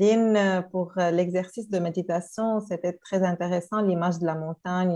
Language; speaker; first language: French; non-native, local second language; Arabic